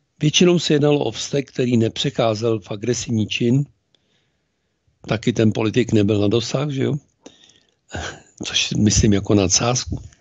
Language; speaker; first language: Czech; native; Czech